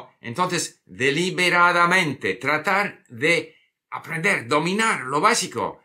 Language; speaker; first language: Spanish; non-native, fluent; English